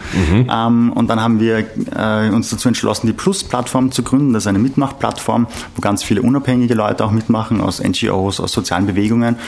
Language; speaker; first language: German; native; German